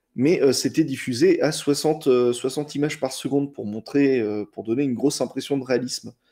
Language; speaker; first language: French; native; French